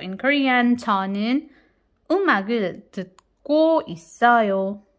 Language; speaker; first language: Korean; non-native, fluent; Filipino